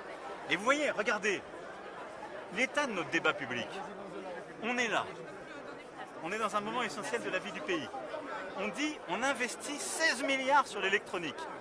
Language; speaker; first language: French; native; French